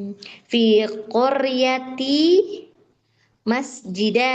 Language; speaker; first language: Arabic; non-native, learner; Indonesian